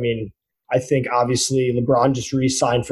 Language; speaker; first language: English; native; English